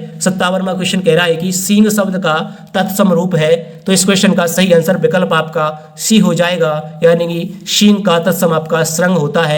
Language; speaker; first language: Hindi; native; Hindi